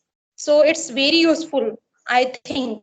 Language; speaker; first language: English; non-native, learner; Marathi